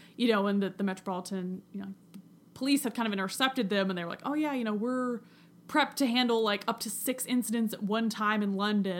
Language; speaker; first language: English; native; English